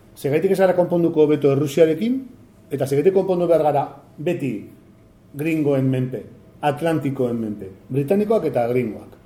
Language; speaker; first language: Basque; native; Basque